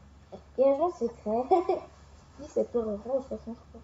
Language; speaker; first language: French; native; French